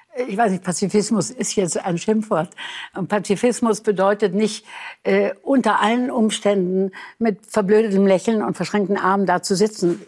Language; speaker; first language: German; native; German